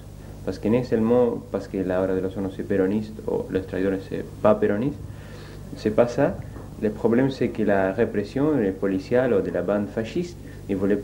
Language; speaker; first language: French; non-native, learner; Spanish